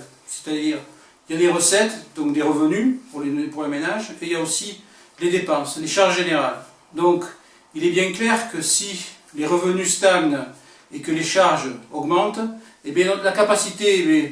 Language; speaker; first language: French; native; French